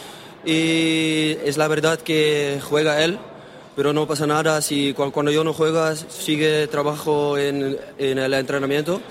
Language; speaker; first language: Spanish; non-native, learner; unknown